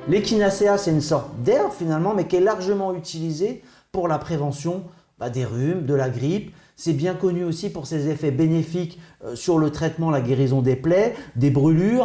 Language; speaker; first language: French; native; French